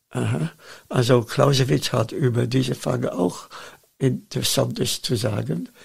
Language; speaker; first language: German; non-native, fluent; Dutch